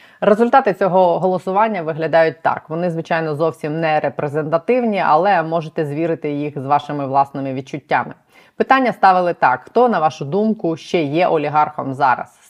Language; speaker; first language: Ukrainian; native; Ukrainian